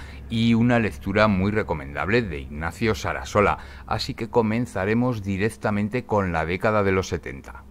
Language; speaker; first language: Spanish; native; Spanish